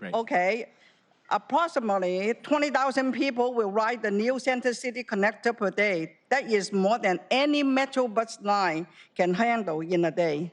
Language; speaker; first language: English; non-native, local second language; Cantonese